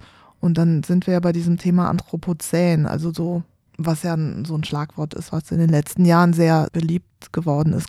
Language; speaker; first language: German; native; German